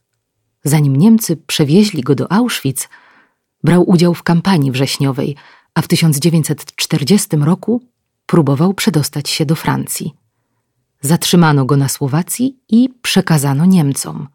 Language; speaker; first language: Polish; native; Polish